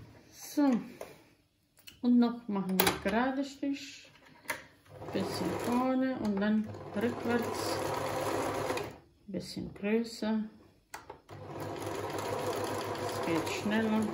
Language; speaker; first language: German; non-native, learner; Croatian